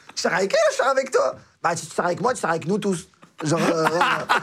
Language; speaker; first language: French; non-native, local second language; Arabic